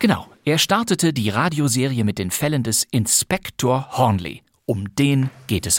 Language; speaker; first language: German; native; German